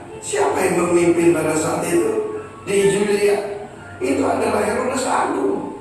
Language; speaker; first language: Indonesian; native; Indonesian